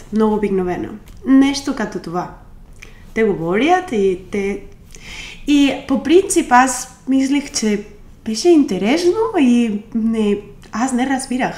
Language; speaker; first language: Bulgarian; non-native, learner; Spanish